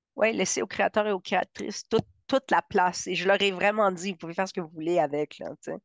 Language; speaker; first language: French; non-native, fluent; Spanish